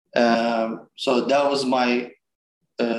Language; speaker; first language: English; non-native, fluent; Turkish